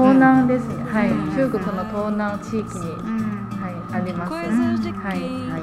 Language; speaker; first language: Japanese; non-native, fluent; Chinese